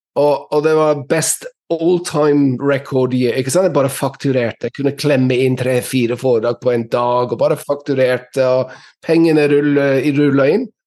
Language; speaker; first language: Norwegian; non-native, fluent; English